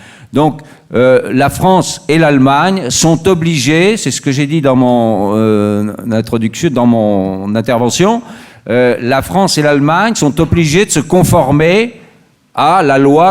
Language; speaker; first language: French; native; French